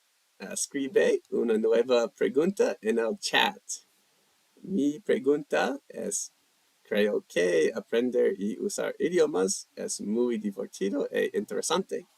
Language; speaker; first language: Spanish; non-native, learner; English